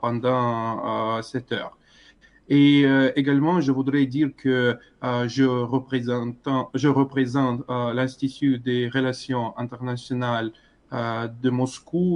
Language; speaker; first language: French; non-native, fluent; Russian